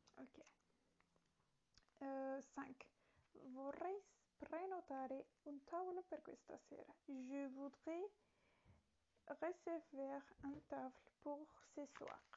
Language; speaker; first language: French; non-native, learner; Italian